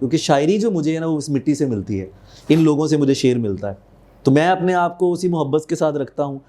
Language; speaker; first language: Urdu; non-native, local second language; Punjabi